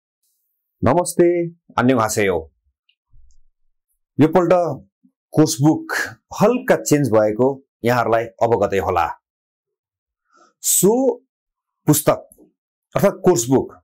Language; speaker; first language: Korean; non-native, fluent; Nepali